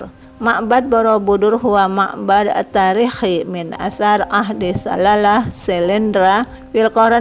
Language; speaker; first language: Arabic; non-native, fluent; Indonesian